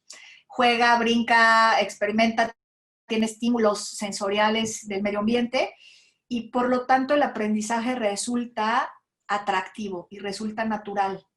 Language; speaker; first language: Spanish; native; Spanish